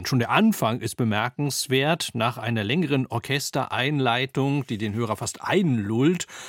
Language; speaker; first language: German; native; German